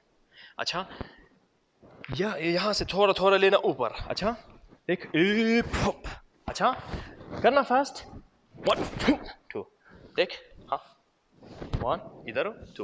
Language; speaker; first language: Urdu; non-native, learner; Arabic